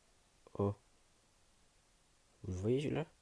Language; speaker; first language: French; native; French